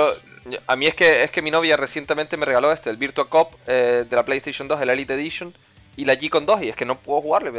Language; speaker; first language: Spanish; native; Spanish